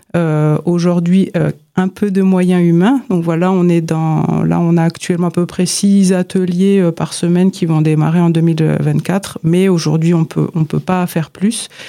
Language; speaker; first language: French; native; French